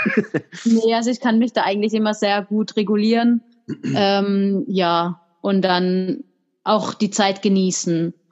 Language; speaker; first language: German; native; German